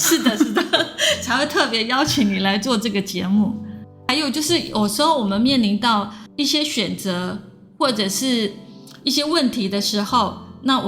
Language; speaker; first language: Chinese; native; Chinese